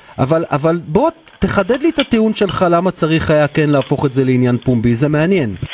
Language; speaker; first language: Hebrew; native; Hebrew